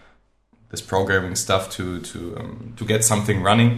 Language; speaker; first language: English; non-native, fluent; German